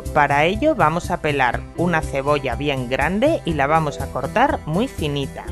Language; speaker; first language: Spanish; native; Spanish